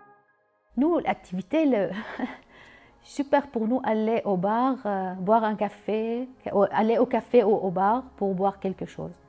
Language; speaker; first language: French; non-native, learner; Arabic